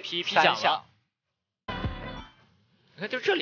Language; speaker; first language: Chinese; native; Chinese